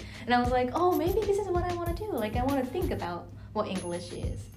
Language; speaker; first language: English; non-native, fluent; Japanese